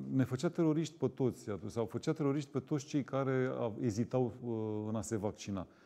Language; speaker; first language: Romanian; native; Romanian